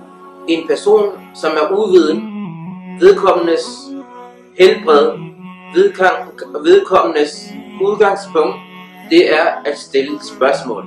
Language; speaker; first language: Danish; early bilingual, other home language; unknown